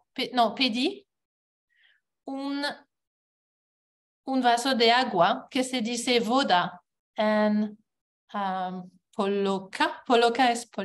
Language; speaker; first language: Spanish; non-native, learner; English